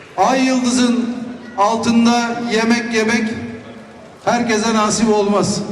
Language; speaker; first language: Turkish; native; Turkish